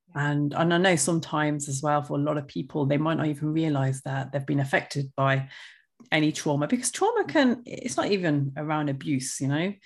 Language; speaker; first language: English; early bilingual, other home language; Hindi